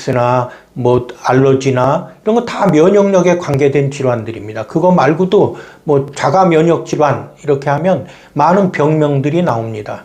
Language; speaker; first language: Korean; native; Korean